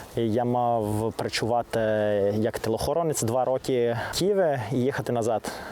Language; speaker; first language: Ukrainian; non-native, learner; Greek